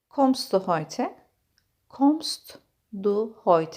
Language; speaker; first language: German; non-native, fluent; Turkish